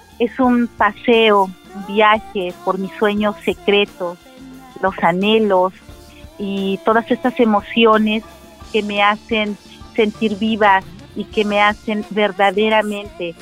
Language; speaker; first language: Spanish; native; Spanish